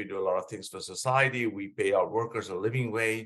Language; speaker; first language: English; non-native, local second language; Bangla